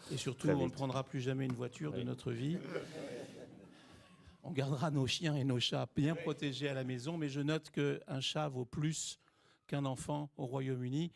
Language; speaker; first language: French; native; French